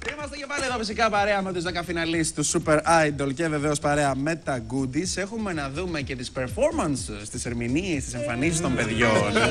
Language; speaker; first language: Greek; native; Greek